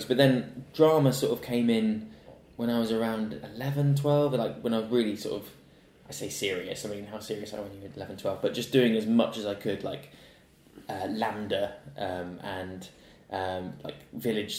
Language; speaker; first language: English; native; English